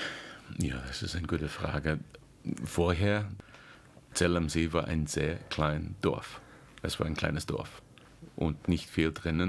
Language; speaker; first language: German; non-native, learner; English